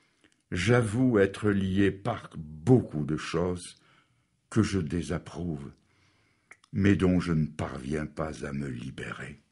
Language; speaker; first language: French; native; French